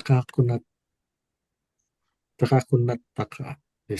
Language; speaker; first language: Japanese; non-native, learner; Filipino